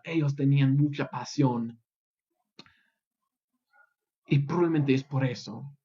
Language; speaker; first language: Spanish; non-native, fluent; English